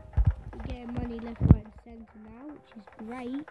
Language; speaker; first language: English; native; English